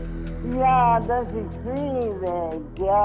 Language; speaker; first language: German; non-native, local second language; Italian